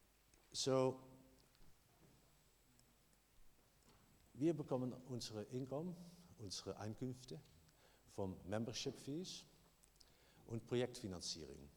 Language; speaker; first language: German; non-native, learner; Dutch